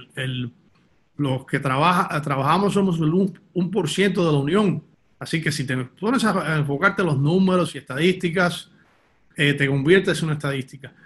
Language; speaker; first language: Spanish; early bilingual, heritage; Spanish